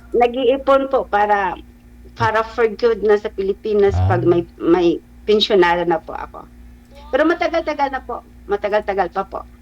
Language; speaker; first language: Filipino; non-native, local second language; Cebuano